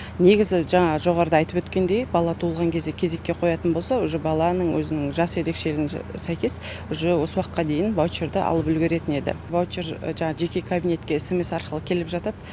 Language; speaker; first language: Kazakh; native; Kazakh